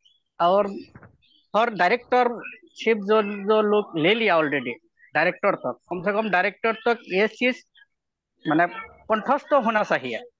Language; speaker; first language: Hindi; non-native, local second language; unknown